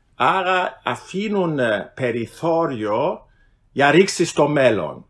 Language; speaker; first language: Greek; non-native, fluent; German